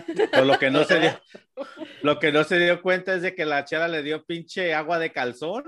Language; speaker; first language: Spanish; early bilingual, heritage; Spanish